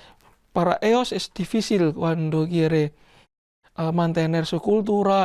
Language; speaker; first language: Spanish; non-native, learner; Indonesian